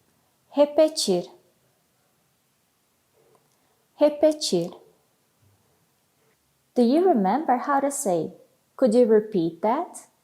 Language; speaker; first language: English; non-native, fluent; Portuguese